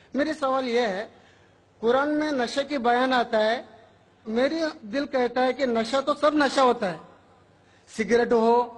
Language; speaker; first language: Hindi; non-native, local second language; Tamil